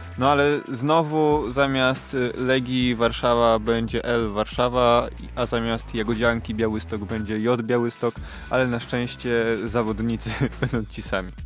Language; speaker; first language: Polish; native; Polish